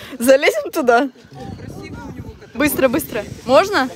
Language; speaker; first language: Russian; native; Russian